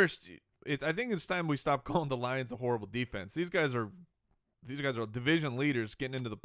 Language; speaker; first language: English; native; English